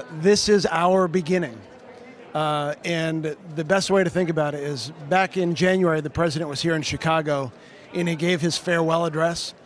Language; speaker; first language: English; early bilingual, other home language; Portuguese